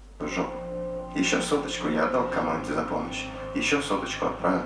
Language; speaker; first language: Russian; native; Russian